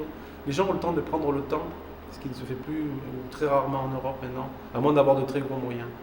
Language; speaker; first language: French; native; French